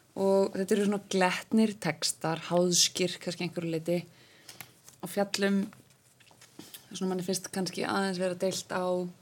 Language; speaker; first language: Icelandic; native; Icelandic